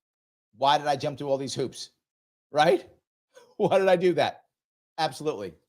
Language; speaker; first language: English; native; English